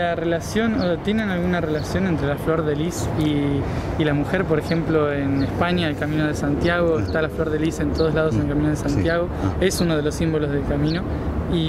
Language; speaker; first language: Spanish; native; Spanish